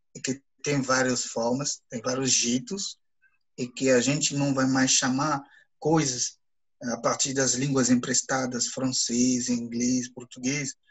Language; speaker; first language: Portuguese; non-native, fluent; Ewe